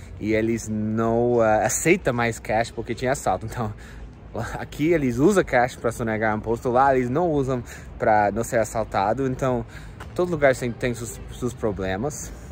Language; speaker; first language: Portuguese; non-native, fluent; English